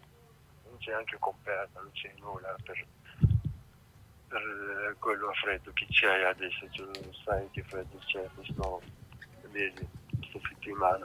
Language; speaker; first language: Italian; non-native, learner; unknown